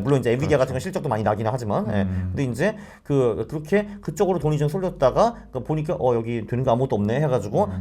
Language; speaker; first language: Korean; native; Korean